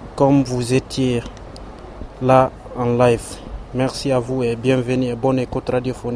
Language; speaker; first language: French; non-native, local second language; Fula